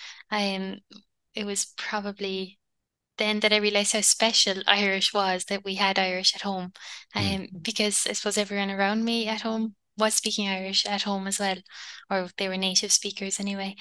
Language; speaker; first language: English; non-native, local second language; Irish